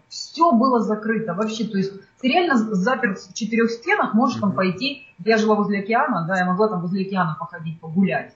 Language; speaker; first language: Russian; native; Russian